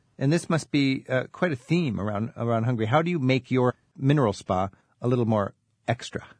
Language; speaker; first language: English; native; English